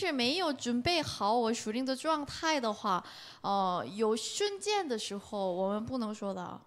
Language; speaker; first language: Chinese; non-native, learner; Korean